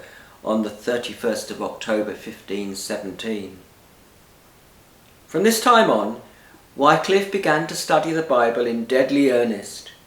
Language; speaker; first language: English; native; English